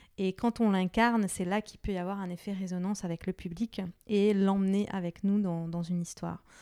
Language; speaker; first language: French; native; French